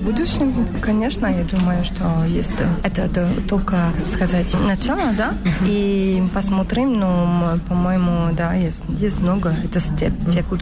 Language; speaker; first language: Russian; non-native, learner; French